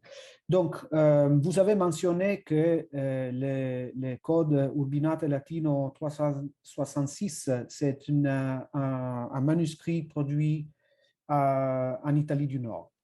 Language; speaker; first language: French; non-native, fluent; Italian